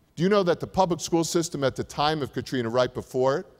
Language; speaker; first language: English; native; English